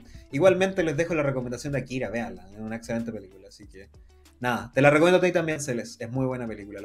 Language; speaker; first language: Spanish; native; Spanish